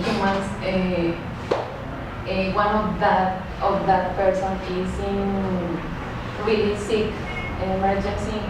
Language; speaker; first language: English; non-native, learner; Spanish